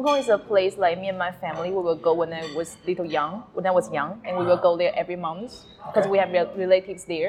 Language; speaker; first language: English; non-native, fluent; Chinese